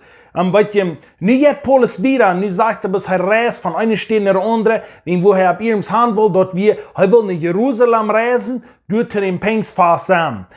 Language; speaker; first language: German; non-native, learner; English